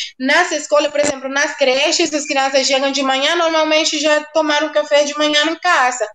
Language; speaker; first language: Portuguese; non-native, fluent; Spanish